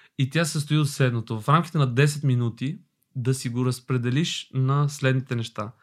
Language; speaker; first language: Bulgarian; early bilingual, other home language; Albanian